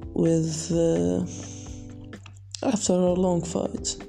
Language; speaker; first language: English; non-native, learner; Arabic